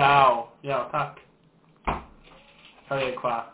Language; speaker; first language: Icelandic; non-native, learner; English